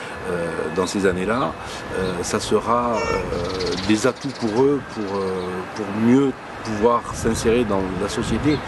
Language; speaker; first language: French; native; French